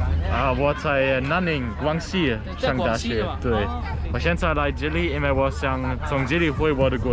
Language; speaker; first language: Chinese; non-native, learner; German